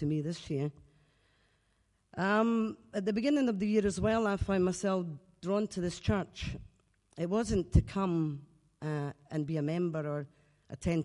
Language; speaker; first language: English; native; English